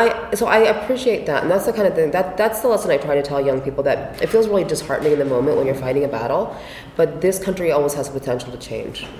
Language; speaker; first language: English; native; English